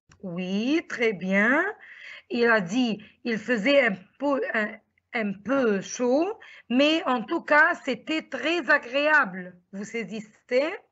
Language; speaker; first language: French; non-native, fluent; Arabic